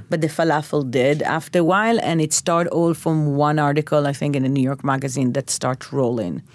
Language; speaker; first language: English; non-native, fluent; Hebrew